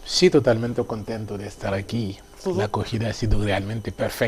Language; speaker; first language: Spanish; non-native, fluent; Haitian Creole